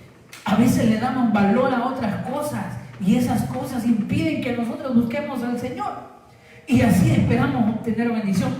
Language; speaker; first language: Spanish; native; Spanish